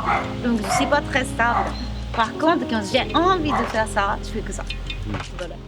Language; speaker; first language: French; non-native, fluent; Japanese